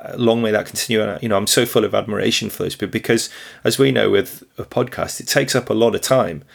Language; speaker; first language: English; native; English